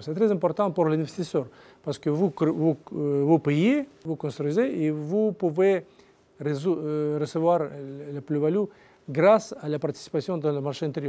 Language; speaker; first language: French; non-native, learner; Russian